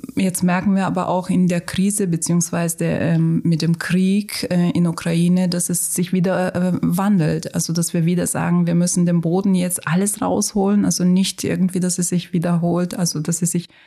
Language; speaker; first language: German; non-native, fluent; Turkish